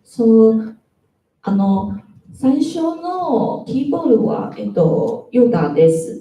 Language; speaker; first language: Japanese; non-native, learner; Chinese